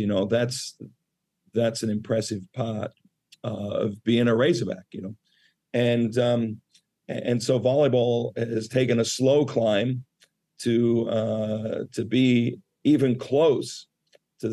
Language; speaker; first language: English; native; English